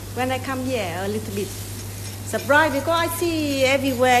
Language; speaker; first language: English; non-native, learner; Vietnamese